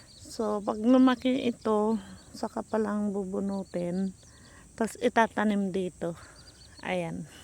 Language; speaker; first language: Filipino; non-native, local second language; Iloko